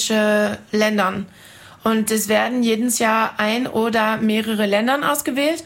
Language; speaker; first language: German; non-native, fluent; French